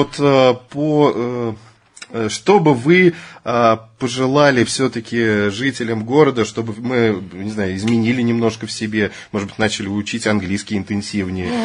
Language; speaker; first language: Russian; native; Russian